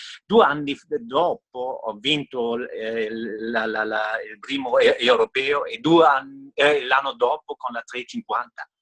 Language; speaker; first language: Italian; non-native, fluent; German